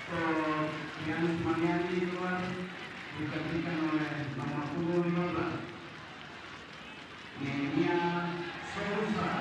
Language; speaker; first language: Indonesian; native; Indonesian